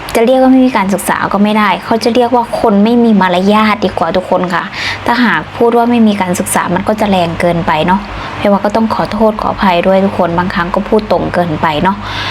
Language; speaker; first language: Thai; native; Thai